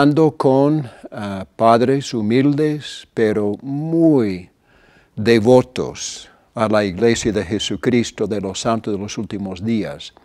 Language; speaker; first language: Spanish; non-native, fluent; English